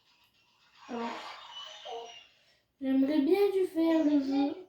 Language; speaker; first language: French; native; French